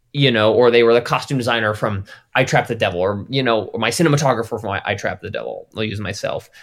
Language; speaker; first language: English; native; English